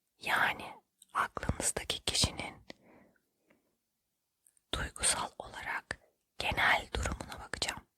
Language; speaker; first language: Turkish; native; Turkish